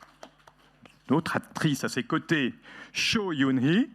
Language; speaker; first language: French; native; French